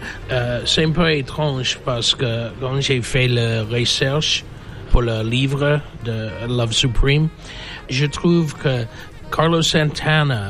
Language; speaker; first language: French; non-native, fluent; English